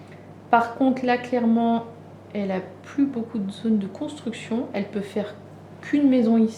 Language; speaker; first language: French; native; French